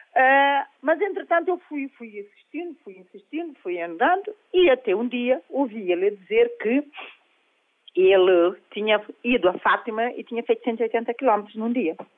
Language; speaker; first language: Portuguese; non-native, local second language; Kabuverdianu